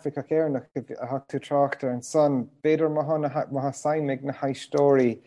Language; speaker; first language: Irish; non-native, local second language; English